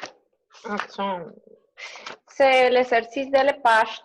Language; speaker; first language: French; non-native, learner; Spanish